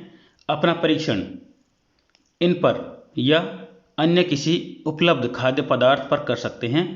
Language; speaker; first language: Hindi; native; Hindi